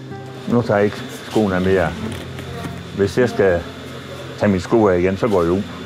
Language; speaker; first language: Danish; native; Danish